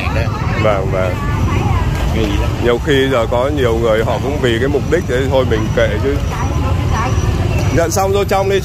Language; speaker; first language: Vietnamese; native; Vietnamese